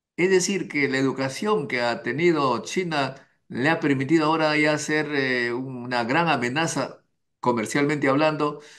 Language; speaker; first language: Spanish; native; Spanish